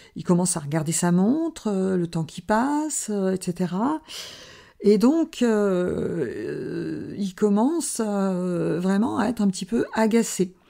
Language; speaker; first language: French; native; French